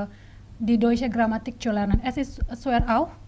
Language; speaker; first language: German; non-native, learner; Indonesian